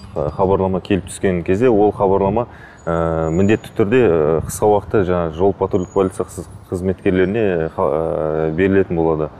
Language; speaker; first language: Kazakh; native; Kazakh